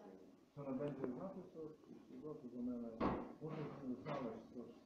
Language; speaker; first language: Polish; non-native, learner; Croatian